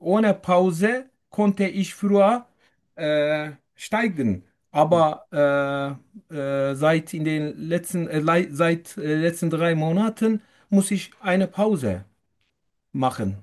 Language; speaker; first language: German; non-native, fluent; Turkish